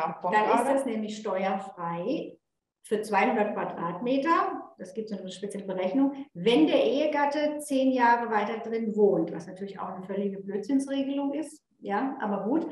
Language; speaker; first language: German; native; German